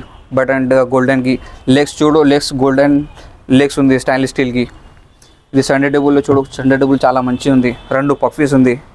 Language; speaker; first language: Telugu; non-native, local second language; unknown